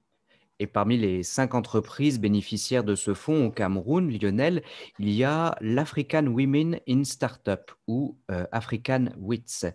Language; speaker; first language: French; native; French